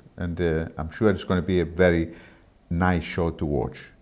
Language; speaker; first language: English; non-native, fluent; Greek